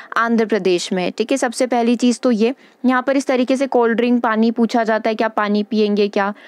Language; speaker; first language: Hindi; native; Hindi